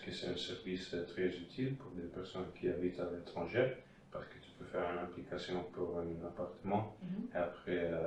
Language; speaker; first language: French; non-native, fluent; Dutch